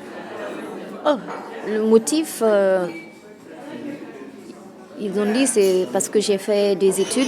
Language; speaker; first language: French; non-native, local second language; Fula